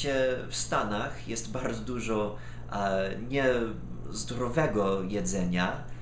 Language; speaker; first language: Polish; non-native, fluent; English